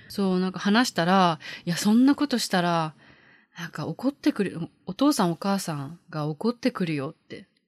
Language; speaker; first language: Japanese; native; Japanese